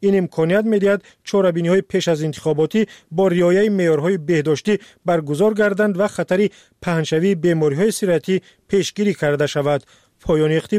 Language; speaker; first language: Persian; native; Persian